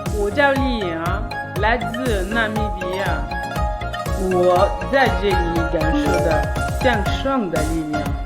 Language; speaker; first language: Chinese; non-native, learner; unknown